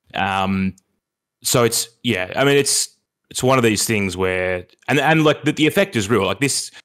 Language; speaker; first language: English; native; English